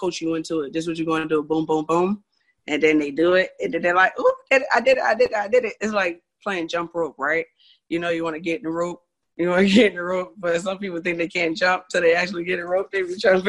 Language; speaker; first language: English; native; English